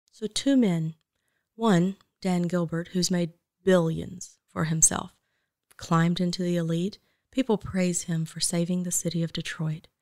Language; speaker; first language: English; native; English